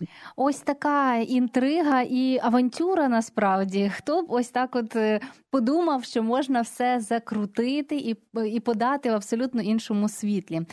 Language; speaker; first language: Ukrainian; native; Ukrainian